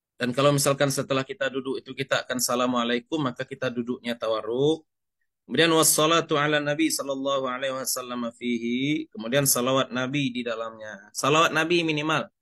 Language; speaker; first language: Indonesian; non-native, local second language; Minangkabau